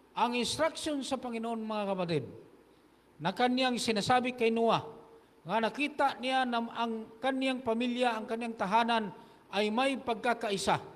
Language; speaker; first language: Filipino; non-native, local second language; Hiligaynon